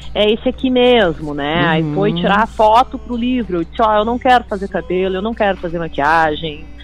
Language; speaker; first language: Portuguese; native; Portuguese